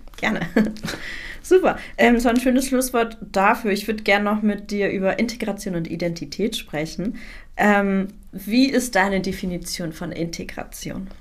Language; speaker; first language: German; native; German